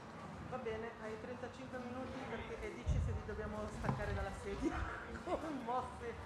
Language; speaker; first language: Italian; native; Italian